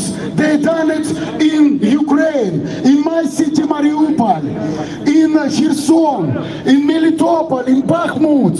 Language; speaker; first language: English; non-native, fluent; Ukrainian